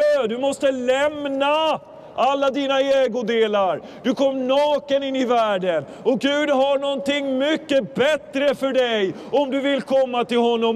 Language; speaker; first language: Swedish; non-native, fluent; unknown